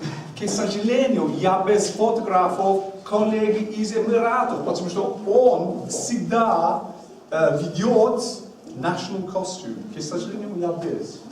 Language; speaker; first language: Russian; non-native, learner; English